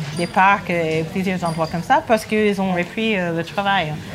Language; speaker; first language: French; non-native, fluent; English